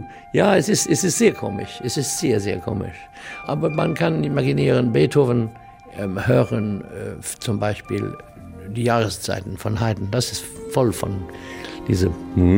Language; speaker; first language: German; non-native, fluent; English